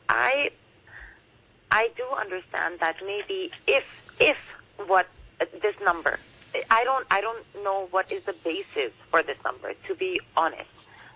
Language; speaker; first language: English; non-native, local second language; Urdu